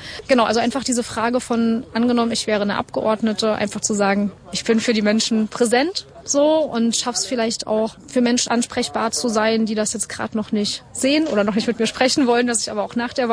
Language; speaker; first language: German; native; German